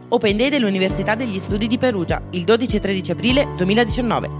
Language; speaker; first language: Italian; native; Italian